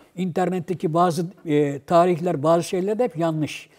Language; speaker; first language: Turkish; native; Turkish